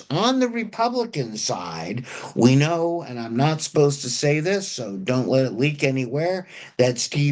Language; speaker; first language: English; native; English